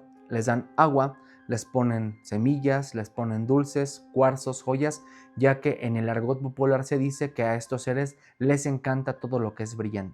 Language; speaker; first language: Spanish; native; Spanish